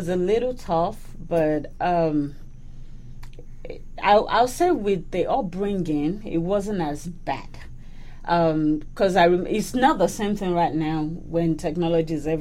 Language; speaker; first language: English; non-native, local second language; Yoruba